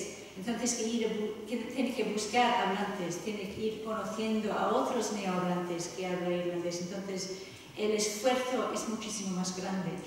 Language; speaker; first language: Spanish; non-native, fluent; English